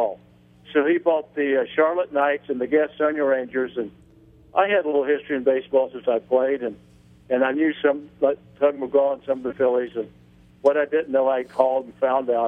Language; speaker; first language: English; native; English